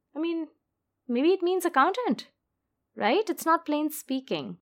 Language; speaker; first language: English; non-native, local second language; Hindi